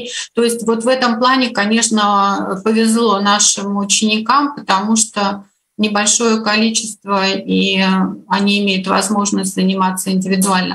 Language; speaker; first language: Russian; native; Russian